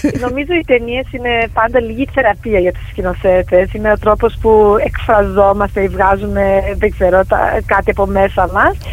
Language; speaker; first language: Greek; early bilingual, heritage; Greek